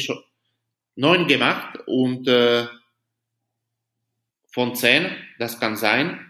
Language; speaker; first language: German; non-native, fluent; Slovak